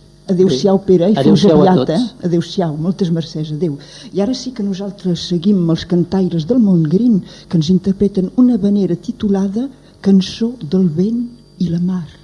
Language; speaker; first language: Catalan; native; Catalan